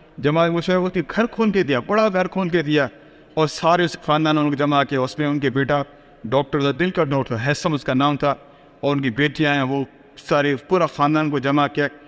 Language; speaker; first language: Urdu; non-native, local second language; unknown